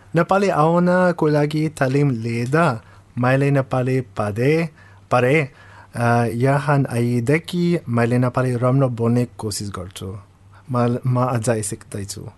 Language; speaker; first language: Nepali; non-native, fluent; English